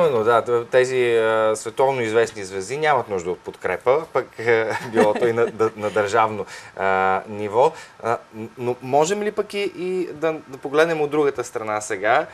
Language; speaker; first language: Bulgarian; native; Bulgarian